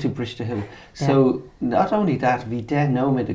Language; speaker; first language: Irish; non-native, learner; English